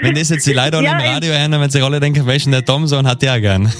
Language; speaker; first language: German; native; German